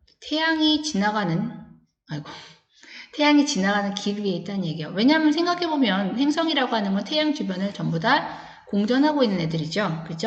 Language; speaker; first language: Korean; native; Korean